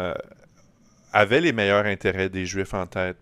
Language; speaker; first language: French; native; French